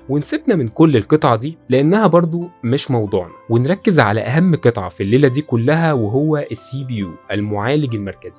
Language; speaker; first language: Arabic; native; Arabic